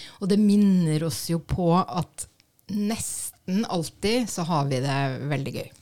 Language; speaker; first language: Norwegian; native; Norwegian